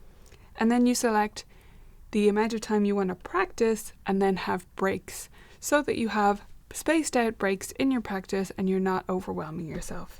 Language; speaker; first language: English; native; English